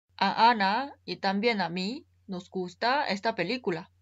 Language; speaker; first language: Spanish; non-native, fluent; Korean